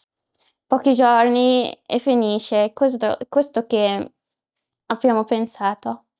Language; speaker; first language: Italian; non-native, learner; Arabic